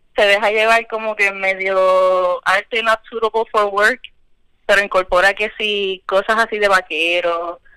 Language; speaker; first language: Spanish; native; Spanish